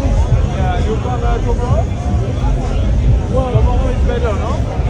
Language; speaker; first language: English; non-native, learner; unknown